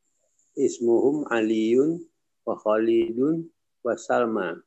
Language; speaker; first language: Arabic; non-native, learner; Indonesian